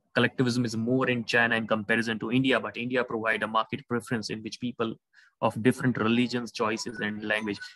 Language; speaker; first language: English; non-native, local second language; Hindi